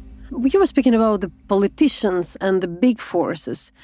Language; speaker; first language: English; non-native, fluent; Ukrainian